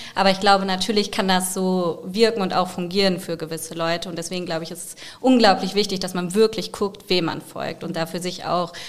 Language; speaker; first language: German; native; German